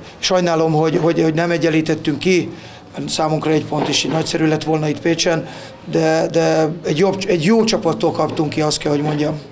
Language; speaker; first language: Hungarian; native; Hungarian